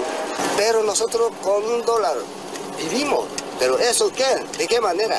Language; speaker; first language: Spanish; non-native, fluent; Korean